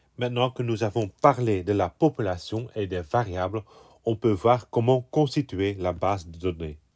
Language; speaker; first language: French; non-native, local second language; Dutch